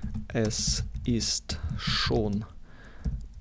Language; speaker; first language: German; non-native, fluent; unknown